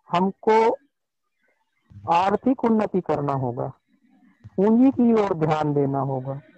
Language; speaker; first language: Hindi; native; Hindi